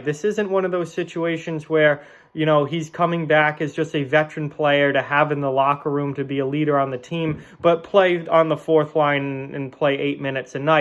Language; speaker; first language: English; native; English